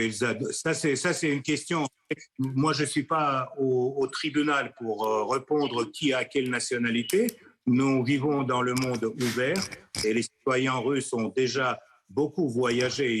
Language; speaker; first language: French; non-native, fluent; Russian